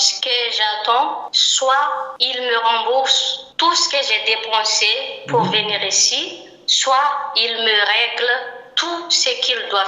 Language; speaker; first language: French; non-native, local second language; Malagasy